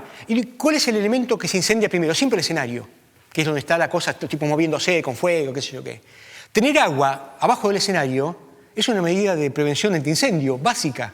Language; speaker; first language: Spanish; native; Spanish